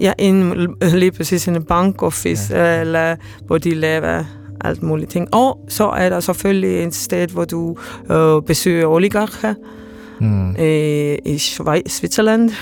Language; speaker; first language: Danish; non-native, fluent; Estonian